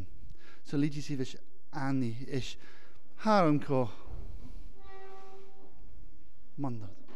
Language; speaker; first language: Hungarian; non-native, learner; English